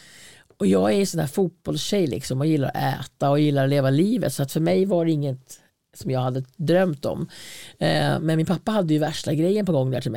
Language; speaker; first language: Swedish; native; Swedish